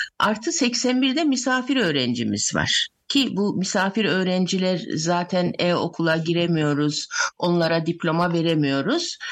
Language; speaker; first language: Turkish; native; Turkish